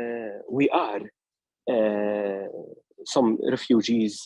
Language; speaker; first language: English; non-native, learner; Arabic